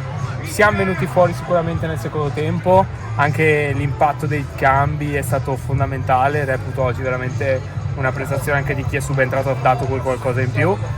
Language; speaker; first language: Italian; native; Italian